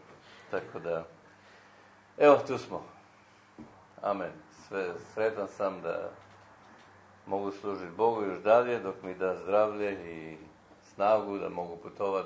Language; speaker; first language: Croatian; early bilingual, heritage; Croatian